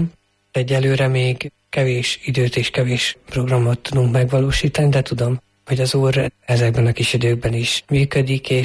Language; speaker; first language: Hungarian; native; Hungarian